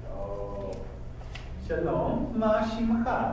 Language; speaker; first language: Hebrew; non-native, fluent; English